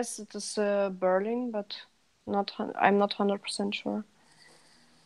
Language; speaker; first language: English; non-native, fluent; Russian